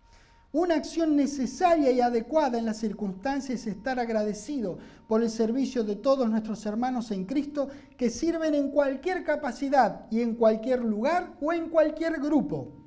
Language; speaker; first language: Spanish; native; Spanish